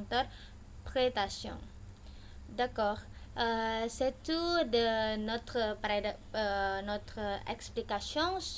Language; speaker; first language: French; non-native, learner; Indonesian